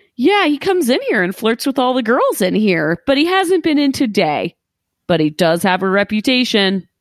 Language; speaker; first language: English; native; English